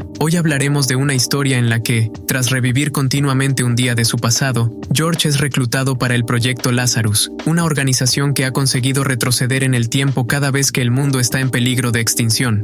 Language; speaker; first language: Spanish; native; Spanish